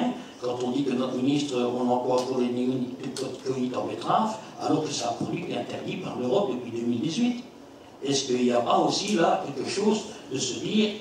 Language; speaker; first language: French; native; French